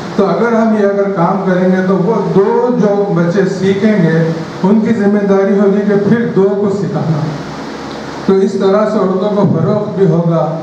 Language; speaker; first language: Urdu; native; Urdu